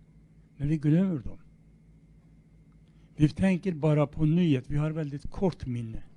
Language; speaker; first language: Swedish; non-native, fluent; Kurdish